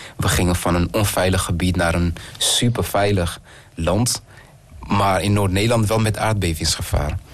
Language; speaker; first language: Dutch; early bilingual, other home language; Kinyarwanda